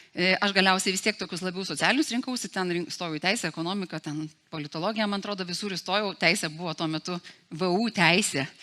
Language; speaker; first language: Lithuanian; native; Lithuanian